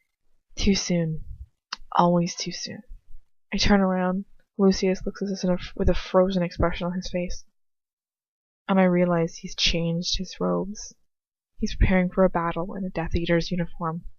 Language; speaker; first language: English; native; English